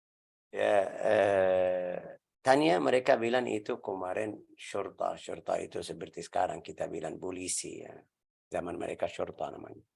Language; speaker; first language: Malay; non-native, learner; Arabic